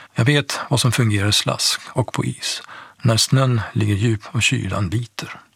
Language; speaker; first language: Swedish; early bilingual, other home language; Persian